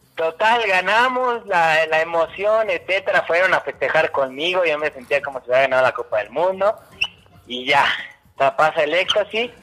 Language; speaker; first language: Spanish; native; Spanish